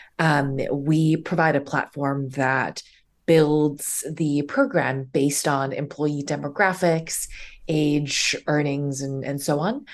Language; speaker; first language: English; early bilingual, other home language; Chinese